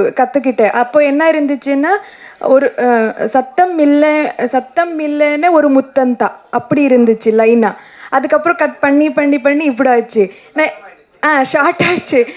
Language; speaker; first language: Tamil; non-native, learner; Kannada